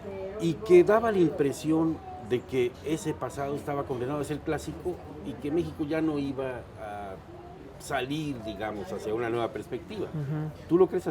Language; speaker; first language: Spanish; native; Spanish